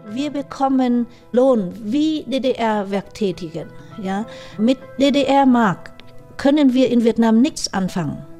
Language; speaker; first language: German; non-native, fluent; Vietnamese